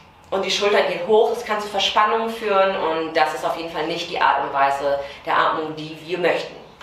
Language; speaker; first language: German; native; German